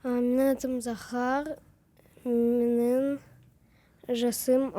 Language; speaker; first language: Kazakh; non-native, local second language; Russian